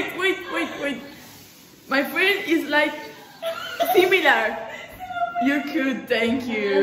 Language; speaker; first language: English; non-native, learner; Spanish